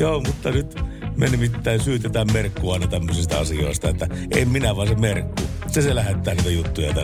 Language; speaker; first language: Finnish; native; Finnish